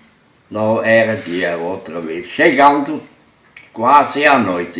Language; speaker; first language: Portuguese; non-native, fluent; German